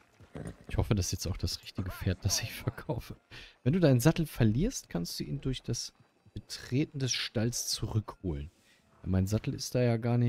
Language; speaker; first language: German; native; German